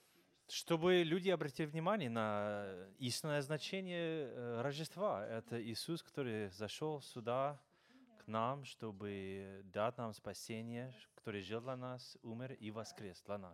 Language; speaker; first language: Russian; non-native, fluent; English